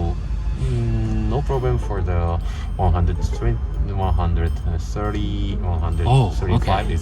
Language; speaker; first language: English; non-native, learner; Japanese